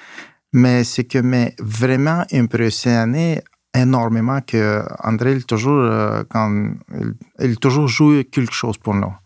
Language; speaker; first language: French; non-native, fluent; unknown